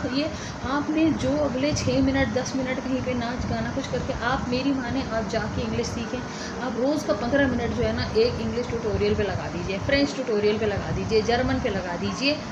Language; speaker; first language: Urdu; native; Urdu